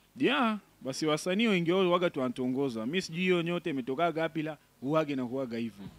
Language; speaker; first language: Swahili; native; Swahili